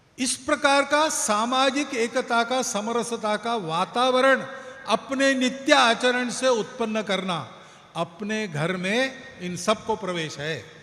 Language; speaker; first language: Hindi; non-native, local second language; Marathi